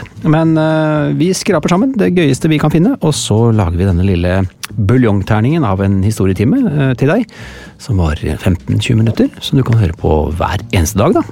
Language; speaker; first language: Norwegian; native; Norwegian